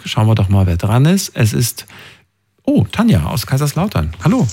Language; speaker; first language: German; native; German